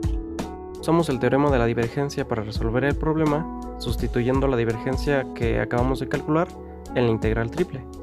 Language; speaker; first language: Spanish; native; Spanish